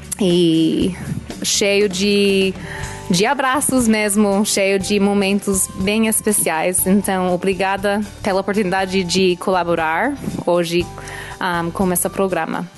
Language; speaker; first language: Portuguese; non-native, fluent; English